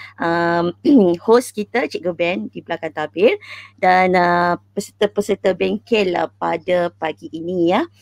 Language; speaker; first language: Malay; native; Malay